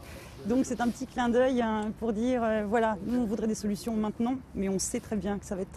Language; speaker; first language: French; native; French